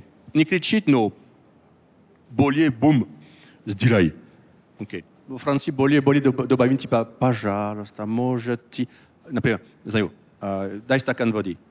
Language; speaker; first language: Russian; non-native, learner; French